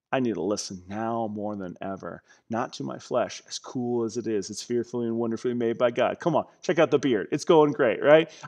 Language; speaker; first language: English; native; English